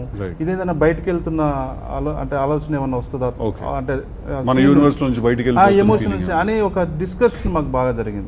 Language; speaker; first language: Telugu; native; Telugu